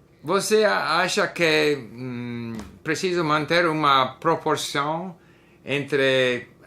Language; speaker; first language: Portuguese; non-native, learner; English